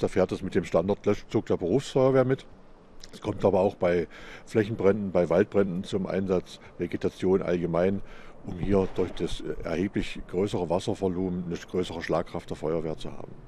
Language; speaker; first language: German; native; German